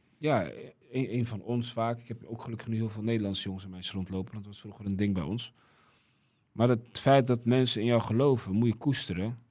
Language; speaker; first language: Dutch; early bilingual, other home language; Riffian